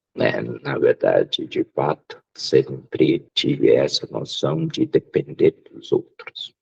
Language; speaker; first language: Portuguese; non-native, local second language; Japanese